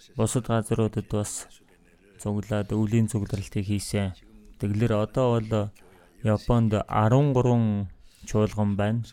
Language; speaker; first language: Mongolian; non-native, fluent; Korean